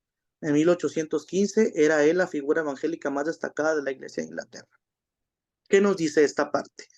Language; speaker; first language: Spanish; native; Spanish